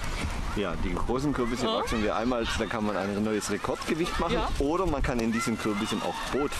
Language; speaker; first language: German; native; German